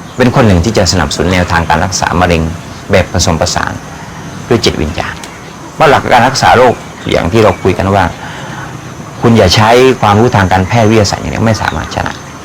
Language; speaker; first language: Thai; native; Thai